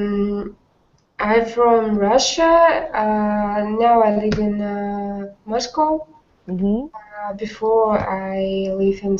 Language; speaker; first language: English; non-native, learner; Russian